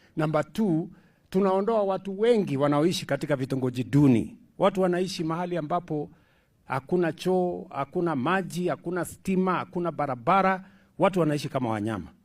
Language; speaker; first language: Swahili; non-native, local second language; Kalenjin